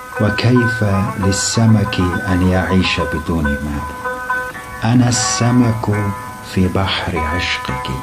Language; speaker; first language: Arabic; non-native, local second language; Kurdish